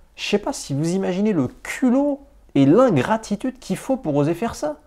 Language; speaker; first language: French; native; French